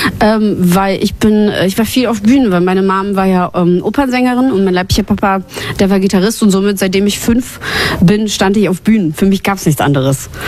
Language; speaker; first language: German; early bilingual, other home language; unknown